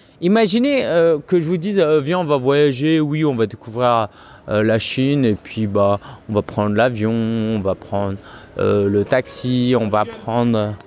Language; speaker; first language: French; early bilingual, other home language; Chinese